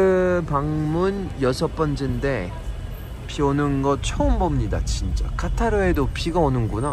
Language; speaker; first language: Korean; non-native, fluent; French